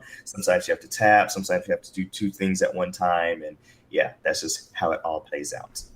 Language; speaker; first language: English; native; English